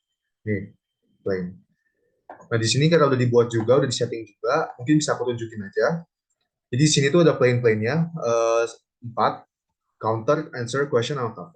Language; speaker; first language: Indonesian; native; Indonesian